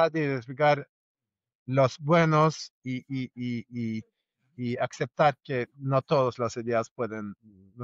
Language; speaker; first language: Spanish; non-native, fluent; Norwegian